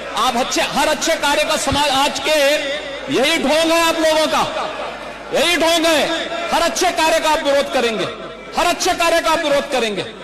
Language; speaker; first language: Hindi; native; Hindi